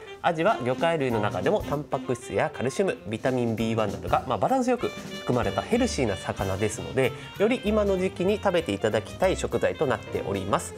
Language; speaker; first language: Japanese; native; Japanese